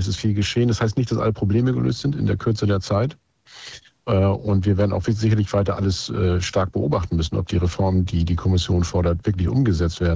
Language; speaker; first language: German; native; German